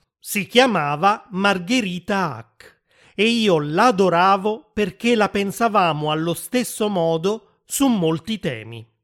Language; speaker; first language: Italian; native; Italian